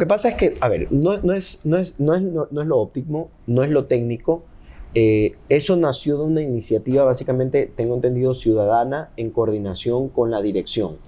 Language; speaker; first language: Spanish; native; Spanish